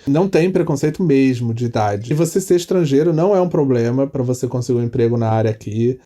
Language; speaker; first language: Portuguese; native; Portuguese